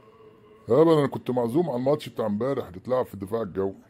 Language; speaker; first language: Arabic; native; Arabic